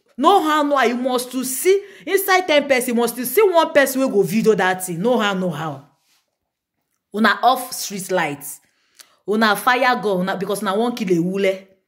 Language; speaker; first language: Nigerian Pidgin; non-native, local second language; Yoruba